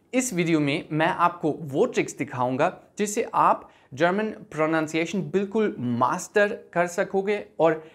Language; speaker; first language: Hindi; non-native, fluent; German